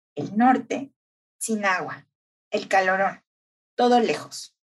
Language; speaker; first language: Spanish; native; Spanish